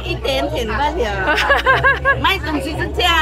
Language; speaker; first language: Chinese; non-native, learner; Central Dusun